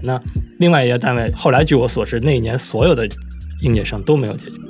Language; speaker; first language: Chinese; native; Chinese